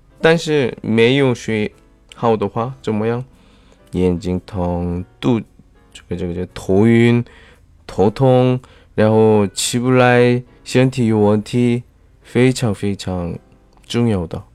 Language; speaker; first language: Chinese; non-native, learner; Korean